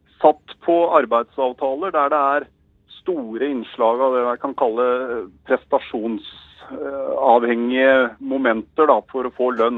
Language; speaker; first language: Norwegian; native; Norwegian